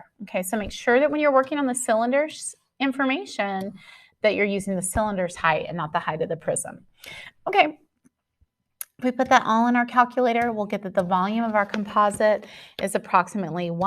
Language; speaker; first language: English; native; English